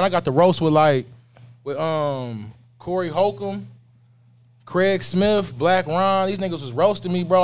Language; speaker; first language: English; native; English